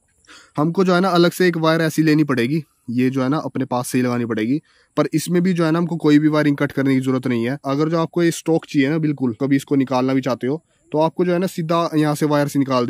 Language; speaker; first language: Hindi; native; Hindi